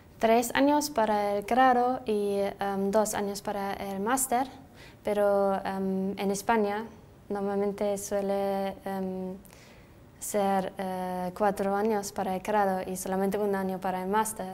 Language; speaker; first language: Spanish; non-native, fluent; German